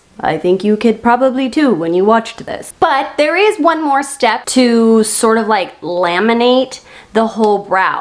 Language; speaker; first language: English; native; English